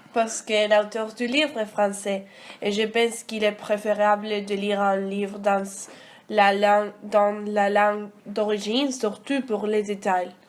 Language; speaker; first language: French; non-native, learner; Spanish